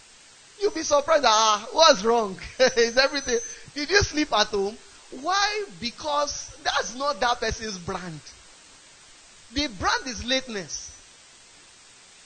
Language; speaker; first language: English; non-native, local second language; Yoruba